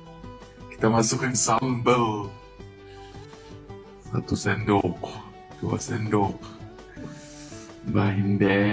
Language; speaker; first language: Indonesian; non-native, fluent; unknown